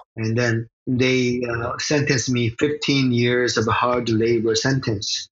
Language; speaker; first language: English; early bilingual, other home language; Korean